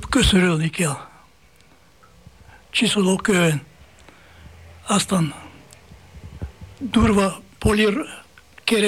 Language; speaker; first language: Hungarian; non-native, fluent; Bulgarian